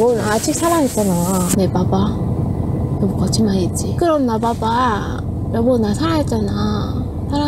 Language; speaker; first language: Korean; non-native, learner; Vietnamese